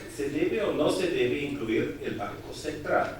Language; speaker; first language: Spanish; non-native, fluent; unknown